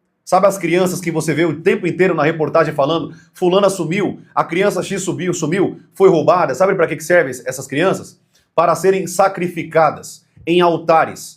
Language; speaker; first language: Portuguese; native; Portuguese